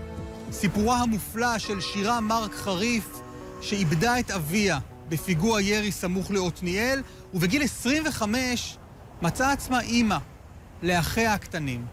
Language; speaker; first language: Hebrew; native; Hebrew